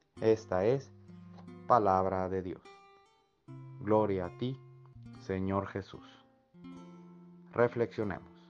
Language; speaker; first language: Spanish; native; Spanish